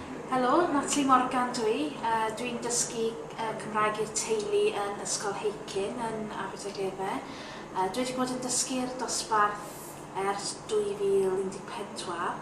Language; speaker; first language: Welsh; non-native, local second language; English